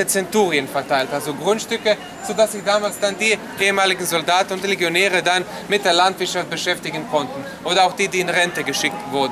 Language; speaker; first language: German; non-native, fluent; Croatian